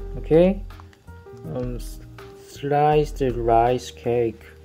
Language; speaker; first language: English; non-native, learner; Korean